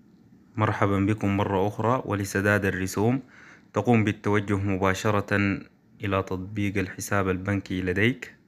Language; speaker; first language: Arabic; native; Arabic